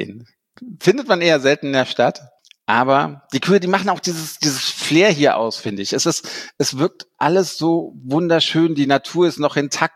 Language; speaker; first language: German; native; German